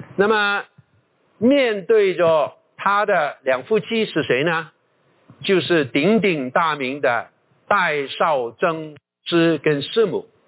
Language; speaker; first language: Chinese; non-native, local second language; Cantonese